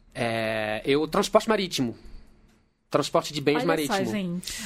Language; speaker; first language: Portuguese; non-native, fluent; French